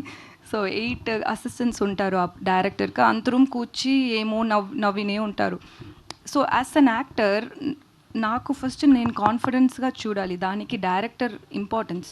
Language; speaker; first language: Telugu; non-native, learner; Tamil